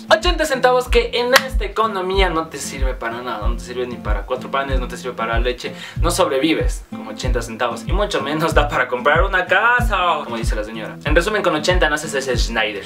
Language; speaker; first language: Spanish; native; Spanish